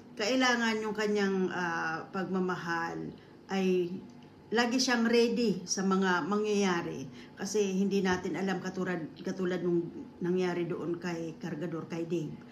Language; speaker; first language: Filipino; non-native, local second language; Bikol